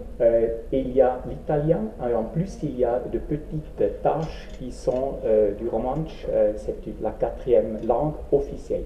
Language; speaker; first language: French; non-native, local second language; Swiss German